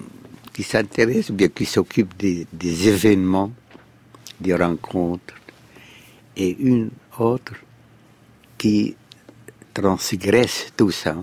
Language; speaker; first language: French; non-native, fluent; Arabic